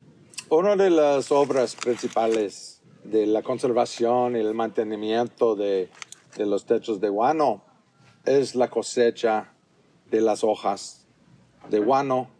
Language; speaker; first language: Spanish; non-native, fluent; English